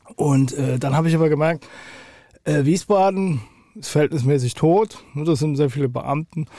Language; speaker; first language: German; native; German